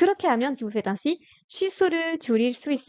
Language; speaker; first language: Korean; non-native, fluent; French